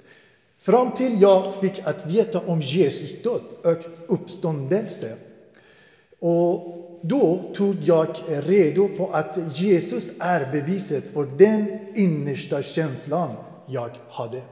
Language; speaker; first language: Swedish; non-native, fluent; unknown